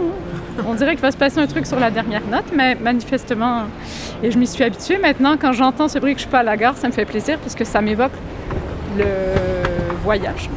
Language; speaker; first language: French; non-native, fluent; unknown